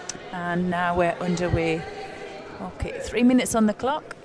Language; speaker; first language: English; native; English